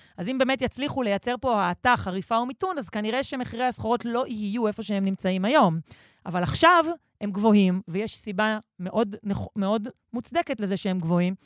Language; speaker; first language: Hebrew; native; Hebrew